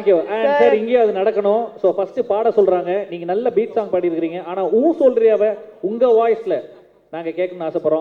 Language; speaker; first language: Tamil; native; Tamil